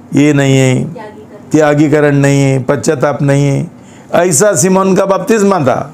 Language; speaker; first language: Hindi; non-native, local second language; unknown